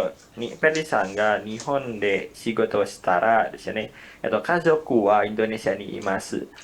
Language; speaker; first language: Japanese; non-native, learner; Indonesian